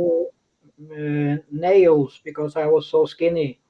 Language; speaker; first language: English; non-native, fluent; Norwegian